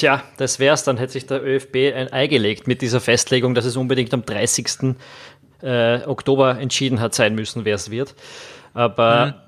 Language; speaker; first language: German; native; German